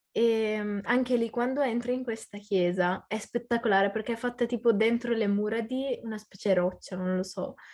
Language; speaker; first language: Italian; early bilingual, other home language; Arabic